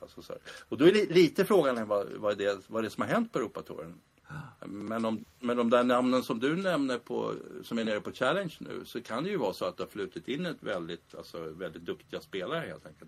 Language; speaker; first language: Swedish; native; Swedish